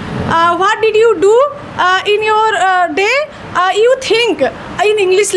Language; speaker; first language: English; non-native, learner; Hindi